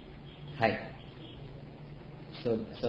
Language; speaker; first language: Japanese; non-native, learner; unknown